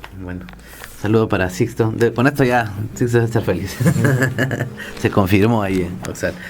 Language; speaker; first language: Spanish; native; Spanish